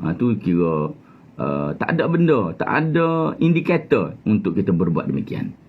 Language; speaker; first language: Malay; native; Malay